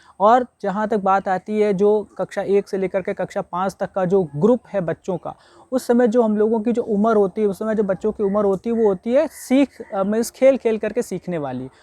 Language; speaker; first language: Hindi; native; Hindi